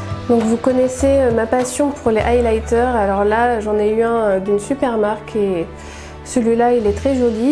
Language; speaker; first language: French; native; French